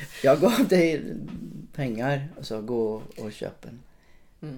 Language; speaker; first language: Swedish; non-native, fluent; English